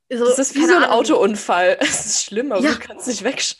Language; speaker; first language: German; native; German